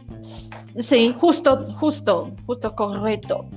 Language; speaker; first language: Spanish; non-native, learner; Chinese